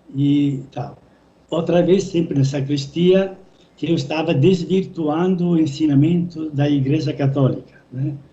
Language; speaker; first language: Portuguese; non-native, fluent; Italian